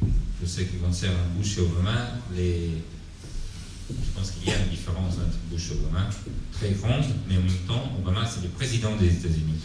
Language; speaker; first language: French; non-native, fluent; Italian